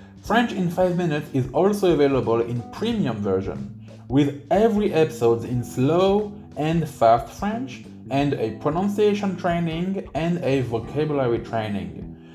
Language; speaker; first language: English; non-native, fluent; French